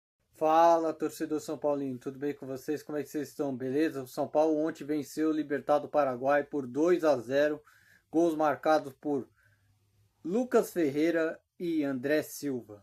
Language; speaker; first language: Portuguese; native; Portuguese